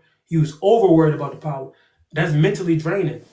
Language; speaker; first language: English; native; English